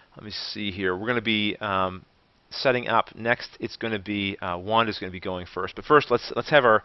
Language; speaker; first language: English; native; English